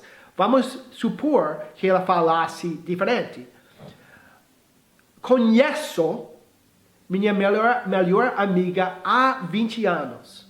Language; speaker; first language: Portuguese; non-native, fluent; English